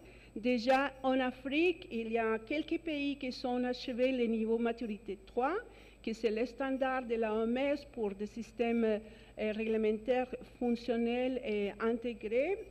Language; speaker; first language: French; non-native, fluent; Spanish